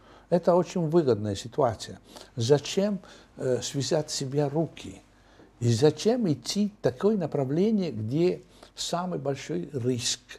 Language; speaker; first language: Russian; non-native, fluent; Italian